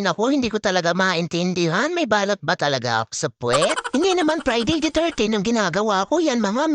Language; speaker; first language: Filipino; native; Filipino